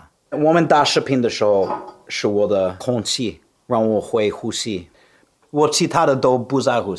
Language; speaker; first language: Chinese; non-native, fluent; English